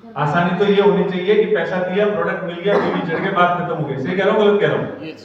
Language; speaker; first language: Hindi; native; Hindi